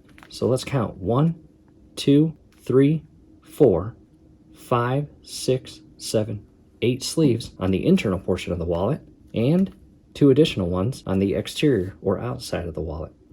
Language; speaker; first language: English; native; English